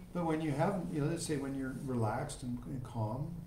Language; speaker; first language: English; native; English